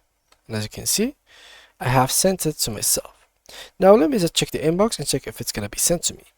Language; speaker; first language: English; non-native, fluent; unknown